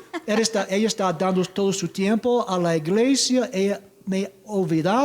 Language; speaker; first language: Spanish; non-native, learner; English